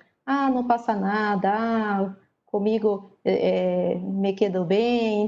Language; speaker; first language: Spanish; non-native, learner; Portuguese